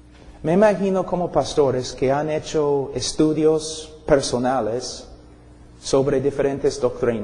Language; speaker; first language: Spanish; non-native, fluent; English